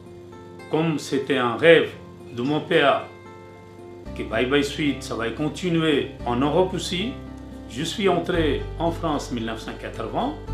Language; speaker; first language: French; non-native, learner; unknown